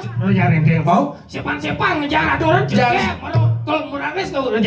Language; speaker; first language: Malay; non-native, local second language; Balinese